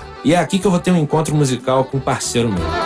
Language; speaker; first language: Portuguese; native; Portuguese